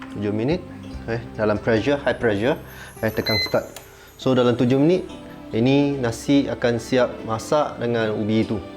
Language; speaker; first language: Malay; non-native, local second language; Chinese